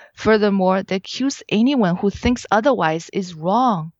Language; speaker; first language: English; non-native, fluent; Chinese